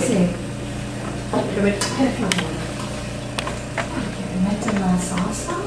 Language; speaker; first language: Italian; non-native, learner; English